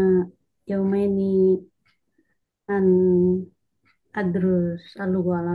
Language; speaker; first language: Arabic; non-native, learner; Indonesian